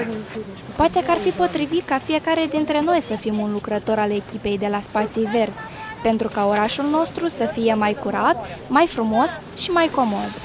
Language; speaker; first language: Romanian; native; Romanian